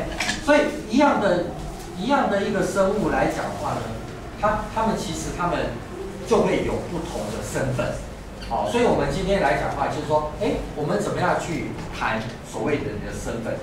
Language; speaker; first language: Chinese; native; Chinese